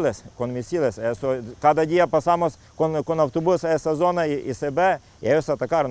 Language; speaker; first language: Spanish; non-native, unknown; Ukrainian